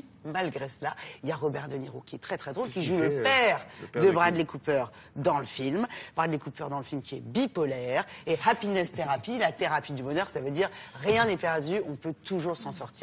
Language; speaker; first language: French; native; French